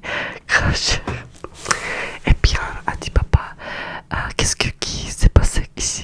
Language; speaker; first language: French; non-native, learner; Russian